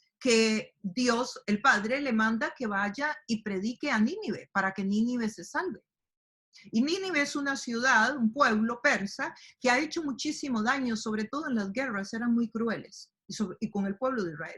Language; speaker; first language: Spanish; native; Spanish